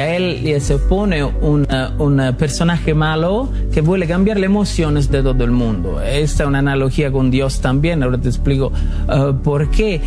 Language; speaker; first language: Spanish; non-native, learner; Italian